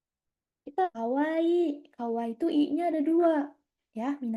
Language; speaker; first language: Indonesian; native; Indonesian